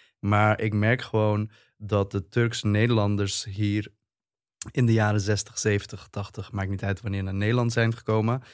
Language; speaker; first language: Dutch; early bilingual, other home language; Turkish